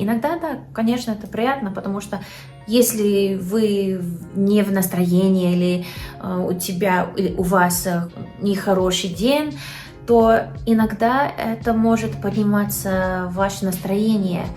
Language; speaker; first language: Russian; non-native, learner; English